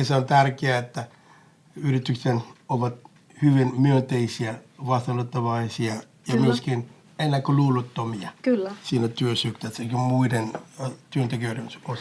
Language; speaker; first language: Finnish; non-native, fluent; English